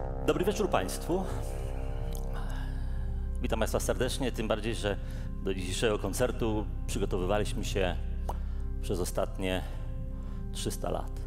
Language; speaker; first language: Polish; native; Polish